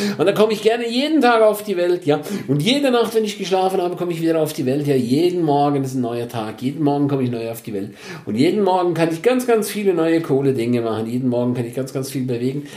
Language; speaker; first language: German; non-native, local second language; Romansh